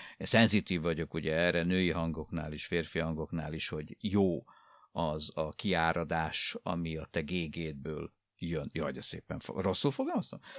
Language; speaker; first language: Hungarian; native; Hungarian